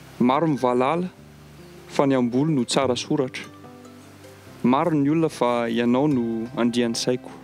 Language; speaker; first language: Malagasy; non-native, fluent; French